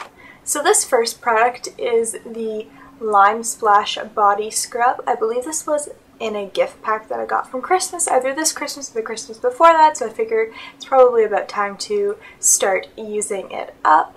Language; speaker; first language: English; native; English